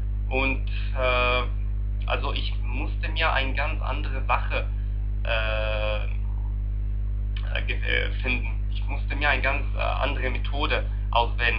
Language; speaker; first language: German; non-native, learner; Arabic